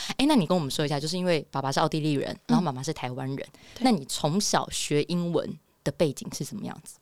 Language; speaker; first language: Chinese; native; Chinese